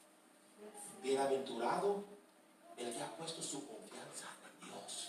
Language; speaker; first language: Spanish; early bilingual, heritage; Spanish